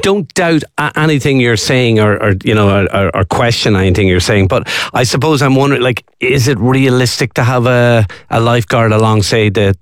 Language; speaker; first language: English; native; English